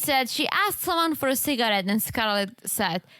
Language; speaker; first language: English; native; English